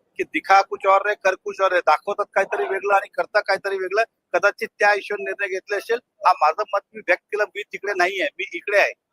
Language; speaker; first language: Marathi; non-native, local second language; Hindi